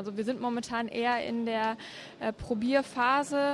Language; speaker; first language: German; native; German